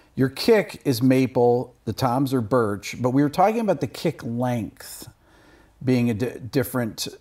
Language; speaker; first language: English; native; English